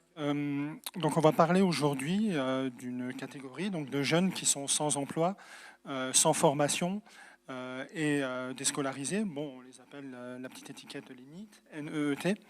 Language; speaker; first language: French; native; French